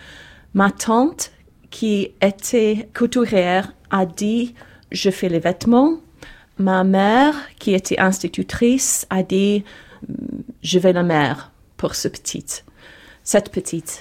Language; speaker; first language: French; non-native, learner; English